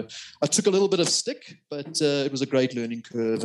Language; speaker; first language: English; native; English